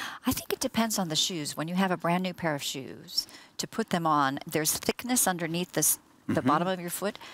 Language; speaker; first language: English; native; English